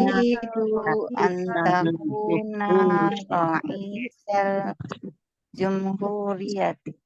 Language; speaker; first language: Arabic; non-native, learner; Indonesian